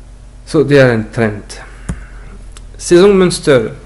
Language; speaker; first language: Norwegian; non-native, learner; French